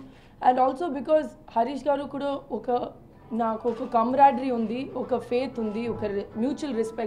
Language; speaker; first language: Telugu; non-native, fluent; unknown